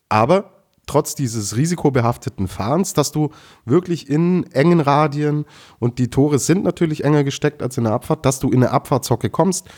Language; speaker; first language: German; native; German